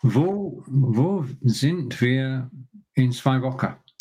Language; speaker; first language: German; non-native, learner; English